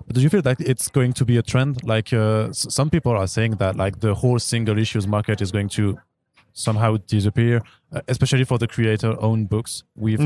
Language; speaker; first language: English; non-native, fluent; French